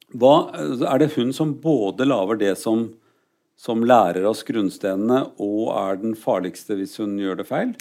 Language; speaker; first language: Norwegian; native; Norwegian